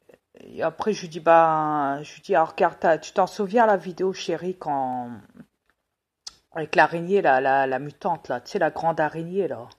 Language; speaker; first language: French; native; French